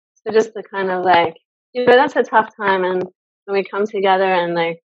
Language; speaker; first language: English; native; English